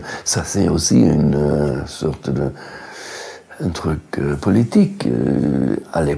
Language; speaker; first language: French; non-native, fluent; German